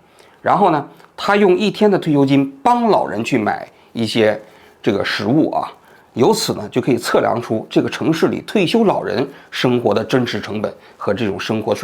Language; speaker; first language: Chinese; native; Chinese